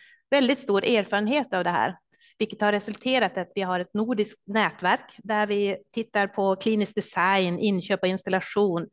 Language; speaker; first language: Swedish; native; Swedish